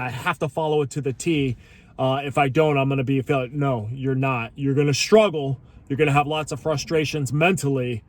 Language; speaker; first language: English; native; English